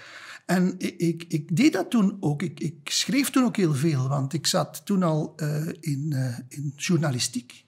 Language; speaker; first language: Dutch; native; Dutch